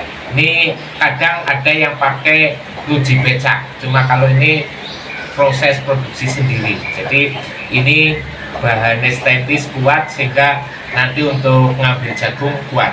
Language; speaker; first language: Indonesian; non-native, local second language; Javanese